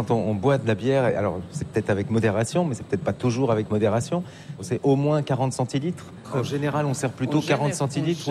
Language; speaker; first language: French; native; French